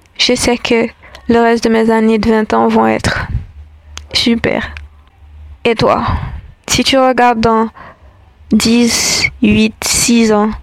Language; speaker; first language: French; non-native, local second language; Haitian Creole